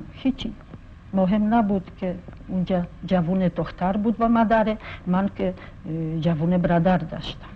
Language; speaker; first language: Persian; non-native, fluent; Polish